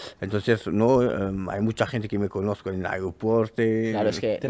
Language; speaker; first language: Spanish; non-native, learner; French